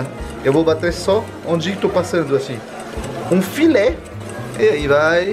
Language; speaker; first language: Portuguese; non-native, fluent; French